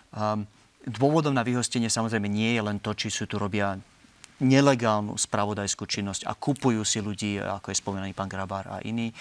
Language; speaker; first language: Slovak; native; Slovak